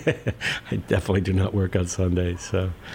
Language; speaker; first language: English; native; English